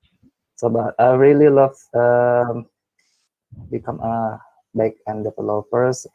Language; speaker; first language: English; non-native, learner; Indonesian